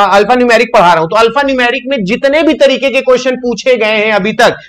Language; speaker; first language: Hindi; native; Hindi